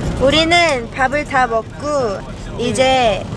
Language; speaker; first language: Korean; early bilingual, heritage; Korean